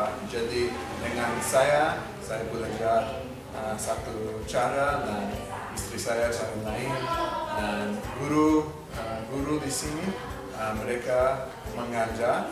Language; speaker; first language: Indonesian; non-native, learner; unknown